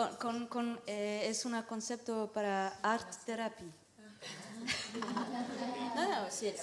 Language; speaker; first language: Spanish; non-native, learner; French